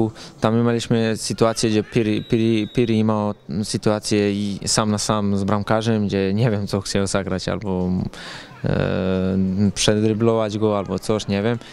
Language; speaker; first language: Polish; non-native, learner; Serbian